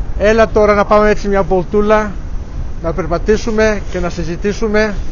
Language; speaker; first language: Greek; early bilingual, heritage; Greek